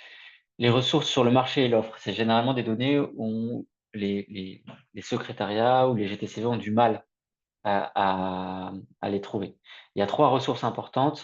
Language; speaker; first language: French; native; French